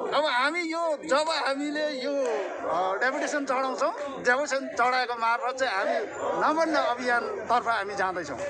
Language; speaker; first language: Nepali; native; Nepali